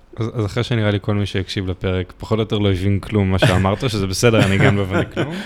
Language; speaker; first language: Hebrew; native; Hebrew